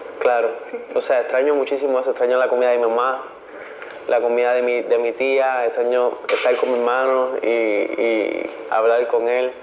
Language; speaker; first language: Spanish; native; Spanish